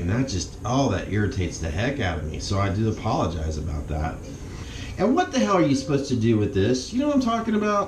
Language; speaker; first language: English; native; English